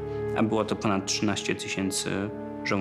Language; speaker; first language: Polish; native; Polish